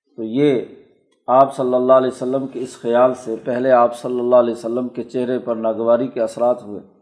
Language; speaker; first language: Urdu; non-native, local second language; Punjabi